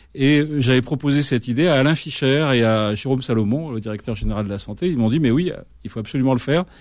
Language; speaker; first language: French; native; French